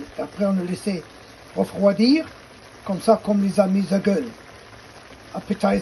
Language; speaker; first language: French; non-native, fluent; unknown